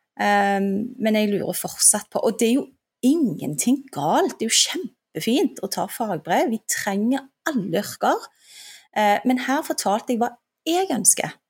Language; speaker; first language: Norwegian; early bilingual, other home language; Turkish